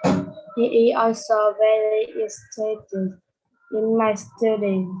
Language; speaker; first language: English; non-native, learner; Vietnamese